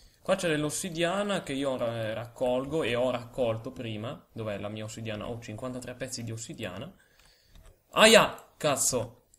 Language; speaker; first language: Italian; native; Italian